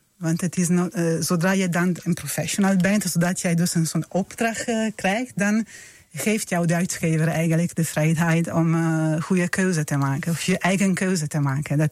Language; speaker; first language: Dutch; non-native, fluent; Italian